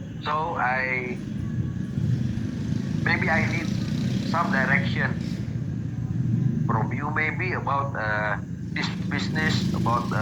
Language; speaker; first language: English; non-native, learner; Indonesian